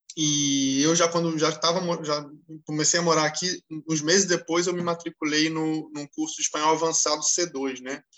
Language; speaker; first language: Portuguese; native; Portuguese